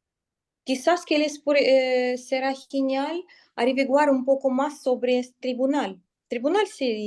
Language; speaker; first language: Spanish; non-native, learner; Russian